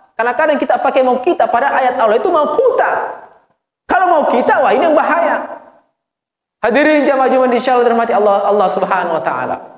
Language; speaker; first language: Malay; non-native, local second language; Buginese